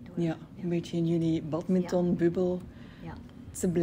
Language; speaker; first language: Dutch; native; Dutch